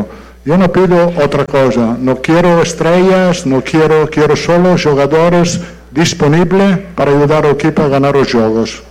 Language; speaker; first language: Portuguese; non-native, fluent; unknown